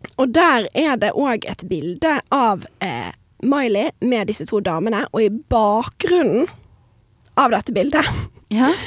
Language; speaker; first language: Norwegian; native; Norwegian